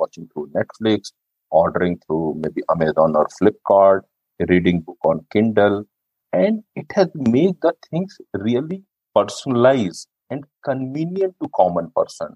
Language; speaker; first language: English; non-native, local second language; Hindi